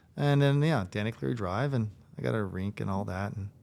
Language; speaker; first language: English; native; English